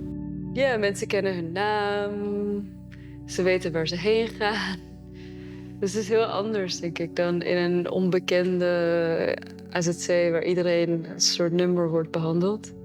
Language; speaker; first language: Dutch; early bilingual, other home language; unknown